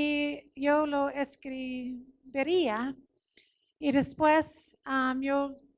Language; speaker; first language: Spanish; non-native, fluent; English